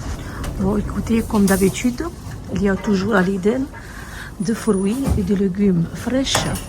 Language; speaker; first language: French; non-native, learner; Arabic